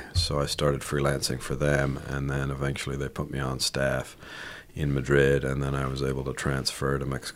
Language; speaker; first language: English; native; English